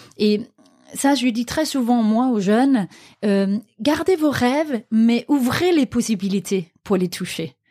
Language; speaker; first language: French; non-native, fluent; Danish